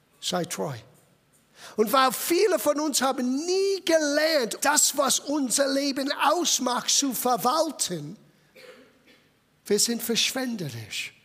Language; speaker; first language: German; non-native, fluent; English